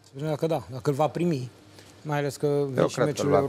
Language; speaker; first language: Romanian; native; Romanian